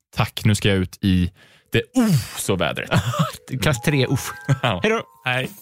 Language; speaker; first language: Swedish; native; Swedish